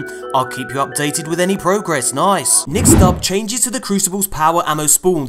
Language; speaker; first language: English; native; English